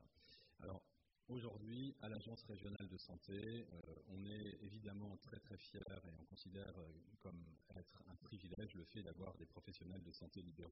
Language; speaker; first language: French; native; French